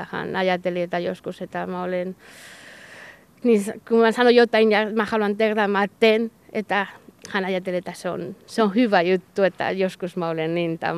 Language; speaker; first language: Finnish; non-native, learner; Basque